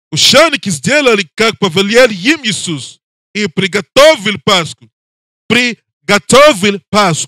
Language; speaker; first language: Russian; non-native, learner; English